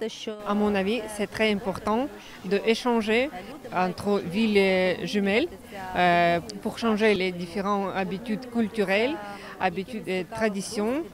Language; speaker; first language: French; non-native, fluent; Ukrainian